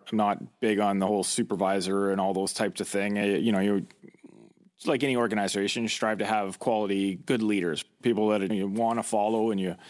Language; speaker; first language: English; native; English